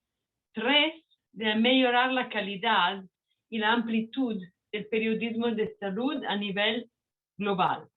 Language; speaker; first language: Spanish; non-native, fluent; Italian